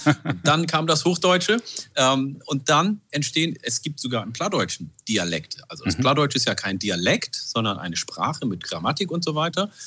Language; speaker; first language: German; non-native, fluent; Oromo